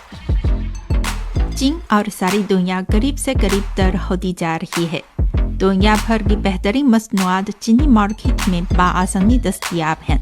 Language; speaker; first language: Urdu; non-native, fluent; Chinese